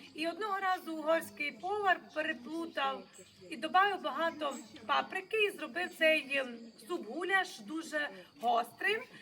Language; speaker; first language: Ukrainian; native; Ukrainian